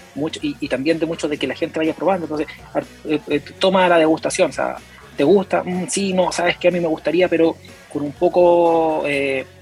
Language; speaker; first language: Spanish; native; Spanish